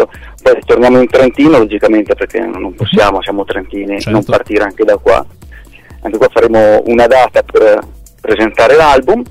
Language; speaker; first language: Italian; native; Italian